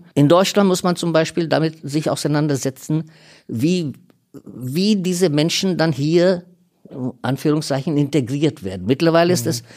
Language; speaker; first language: German; non-native, fluent; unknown